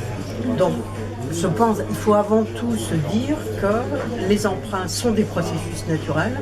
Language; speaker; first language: French; native; French